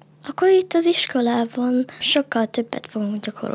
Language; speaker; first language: Hungarian; early bilingual, other home language; Chinese